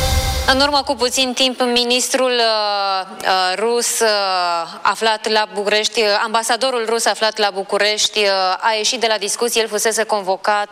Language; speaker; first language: Romanian; native; Romanian